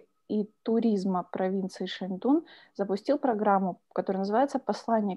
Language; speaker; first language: Russian; native; Russian